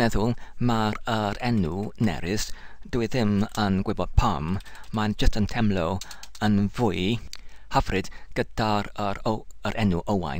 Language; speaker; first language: Welsh; non-native, learner; English